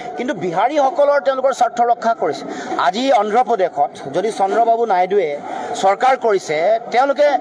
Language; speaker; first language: Assamese; native; Assamese